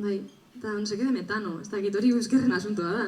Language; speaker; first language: Basque; native; Basque